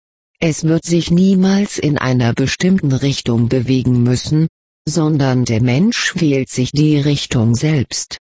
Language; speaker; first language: German; native; German